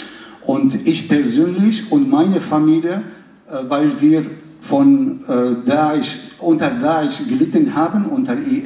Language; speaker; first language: German; non-native, fluent; Arabic